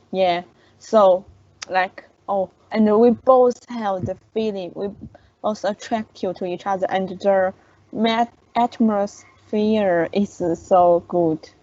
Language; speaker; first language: English; non-native, learner; Chinese